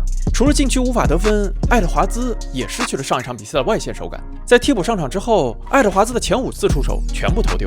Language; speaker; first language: Chinese; native; Chinese